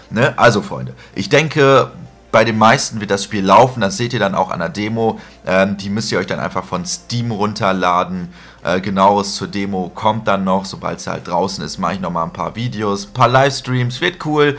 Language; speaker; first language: German; native; German